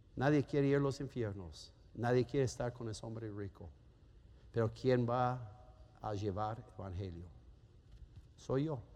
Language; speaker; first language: Spanish; non-native, fluent; German